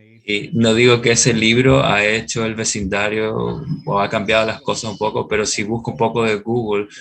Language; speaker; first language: Spanish; non-native, fluent; English